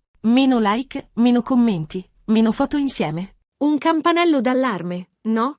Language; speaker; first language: Italian; native; Italian